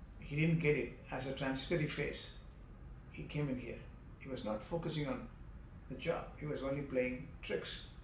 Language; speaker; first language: English; non-native, local second language; Tamil